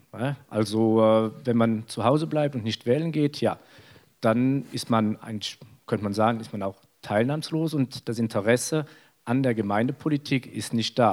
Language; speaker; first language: German; native; German